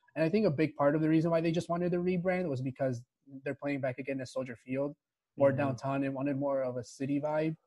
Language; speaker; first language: English; early bilingual, other home language; Spanish